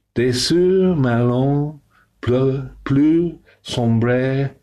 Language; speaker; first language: French; non-native, learner; English